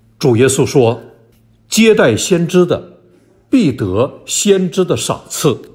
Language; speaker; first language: Chinese; native; Chinese